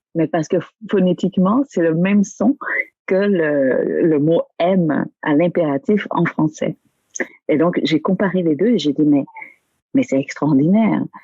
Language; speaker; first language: French; early bilingual, other home language; Vietnamese